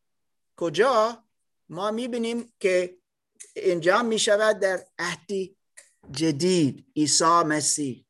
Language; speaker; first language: Persian; non-native, learner; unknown